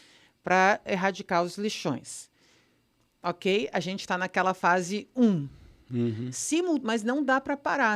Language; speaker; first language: Portuguese; native; Portuguese